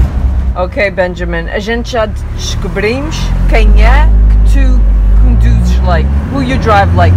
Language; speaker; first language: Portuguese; early bilingual, heritage; Portuguese